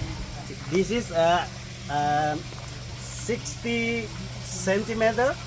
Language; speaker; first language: English; non-native, learner; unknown